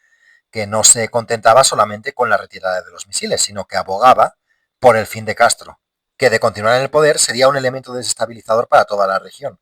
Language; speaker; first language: Spanish; native; Spanish